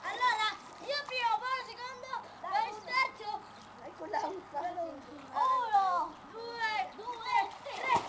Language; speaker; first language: Italian; early bilingual, other home language; Filipino